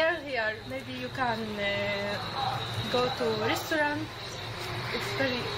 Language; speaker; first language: English; non-native, learner; Arabic